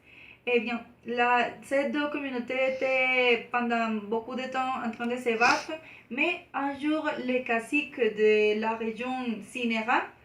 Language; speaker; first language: French; non-native, learner; Spanish